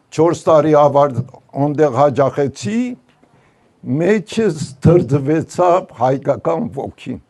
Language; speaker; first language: Armenian; non-native, local second language; Turkish